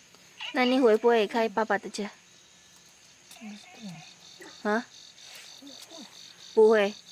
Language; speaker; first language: Chinese; non-native, learner; Indonesian